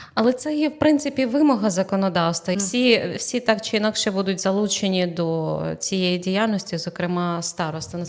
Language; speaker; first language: Ukrainian; native; Ukrainian